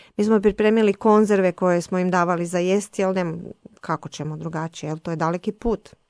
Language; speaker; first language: Croatian; native; Croatian